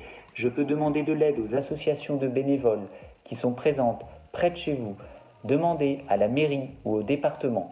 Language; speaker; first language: French; native; French